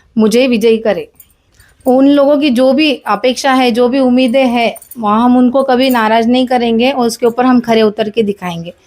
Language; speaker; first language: Hindi; non-native, local second language; Marathi